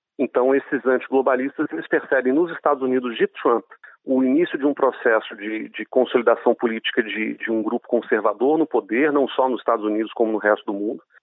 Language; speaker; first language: Portuguese; non-native, fluent; Hebrew